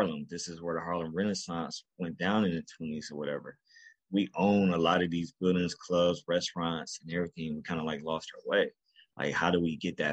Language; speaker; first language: English; native; English